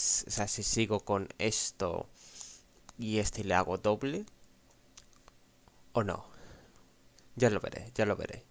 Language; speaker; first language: Spanish; native; Spanish